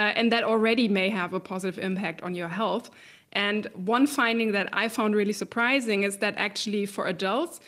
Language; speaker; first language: English; non-native, fluent; German